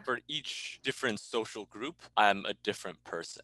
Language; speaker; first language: English; early bilingual, other home language; Chinese